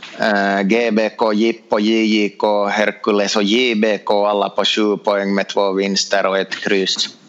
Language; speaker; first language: Swedish; native; Swedish